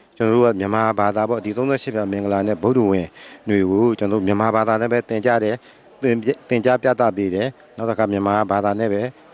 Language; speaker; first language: Burmese; native; Burmese